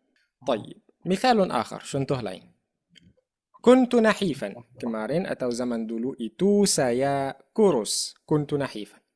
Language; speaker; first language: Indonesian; non-native, fluent; Arabic